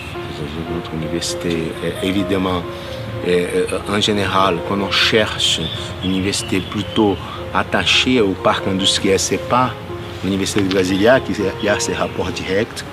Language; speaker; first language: French; non-native, fluent; Portuguese